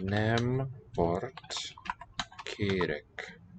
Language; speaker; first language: Hungarian; non-native, learner; English